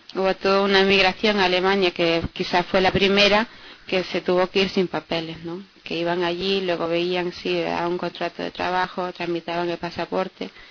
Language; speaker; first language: Spanish; early bilingual, heritage; Spanish